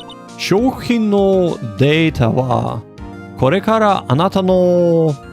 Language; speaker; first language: Japanese; non-native, learner; English